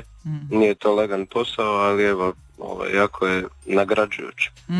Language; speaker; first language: Serbian; native; Serbian